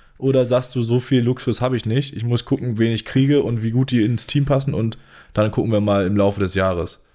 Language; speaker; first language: German; native; German